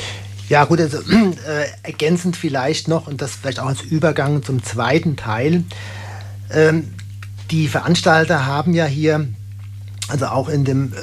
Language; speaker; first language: German; native; German